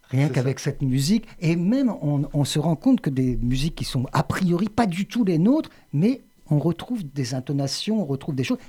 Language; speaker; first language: French; native; French